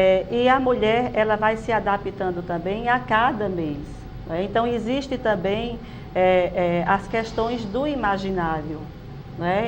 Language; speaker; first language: Portuguese; native; Portuguese